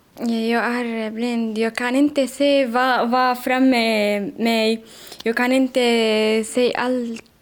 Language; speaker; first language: Swedish; non-native, learner; Arabic